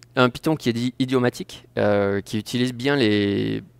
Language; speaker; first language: French; native; French